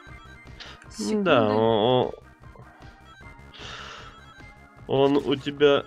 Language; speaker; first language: Russian; native; Russian